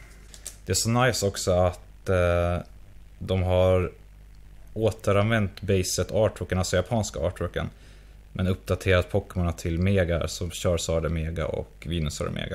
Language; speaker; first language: Swedish; native; Swedish